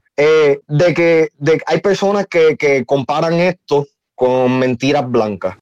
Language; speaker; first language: Spanish; native; Spanish